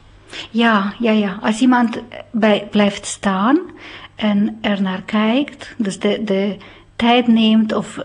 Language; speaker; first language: Dutch; non-native, fluent; Romanian